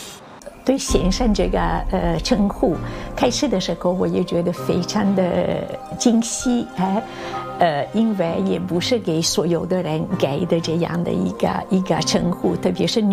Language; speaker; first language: Chinese; non-native, fluent; Italian